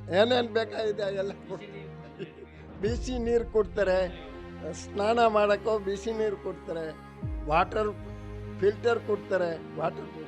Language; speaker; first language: Kannada; non-native, local second language; Gujarati